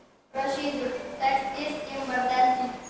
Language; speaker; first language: English; non-native, learner; Indonesian